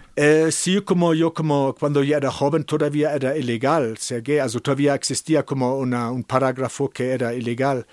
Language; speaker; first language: Spanish; non-native, fluent; German